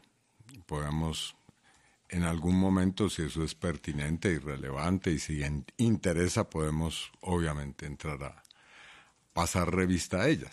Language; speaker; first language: Spanish; native; Spanish